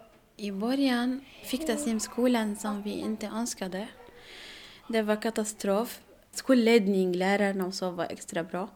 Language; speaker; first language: Swedish; non-native, learner; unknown